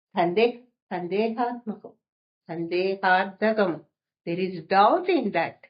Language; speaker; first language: English; non-native, local second language; Telugu